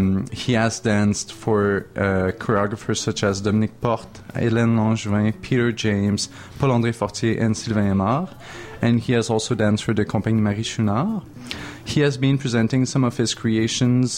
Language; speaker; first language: English; native; English